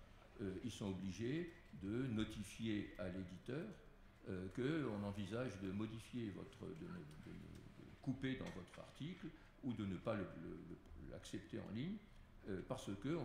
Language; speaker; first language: French; native; French